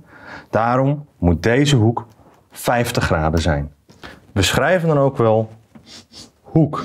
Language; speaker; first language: Dutch; native; Dutch